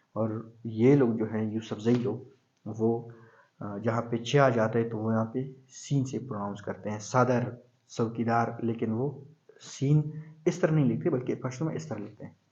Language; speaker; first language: Urdu; non-native, local second language; Pashto